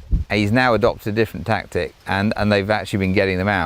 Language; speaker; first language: English; native; English